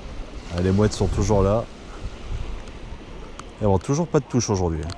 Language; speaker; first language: French; native; French